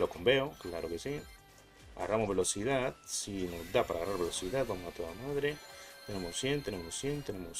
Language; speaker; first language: Spanish; native; Spanish